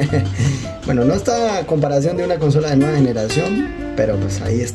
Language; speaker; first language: Spanish; native; Spanish